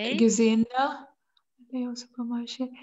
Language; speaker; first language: French; non-native, learner; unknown